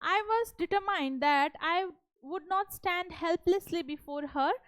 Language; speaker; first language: English; non-native, local second language; Hindi